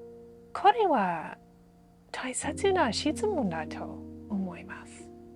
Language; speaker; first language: Japanese; non-native, learner; English